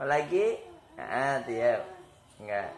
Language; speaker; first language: Indonesian; native; Indonesian